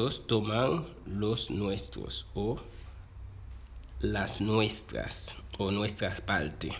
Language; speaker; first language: Spanish; non-native, fluent; Haitian Creole